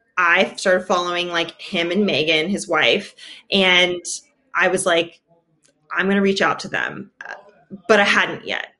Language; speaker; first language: English; native; English